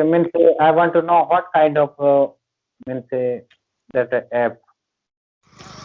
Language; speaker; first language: English; non-native, learner; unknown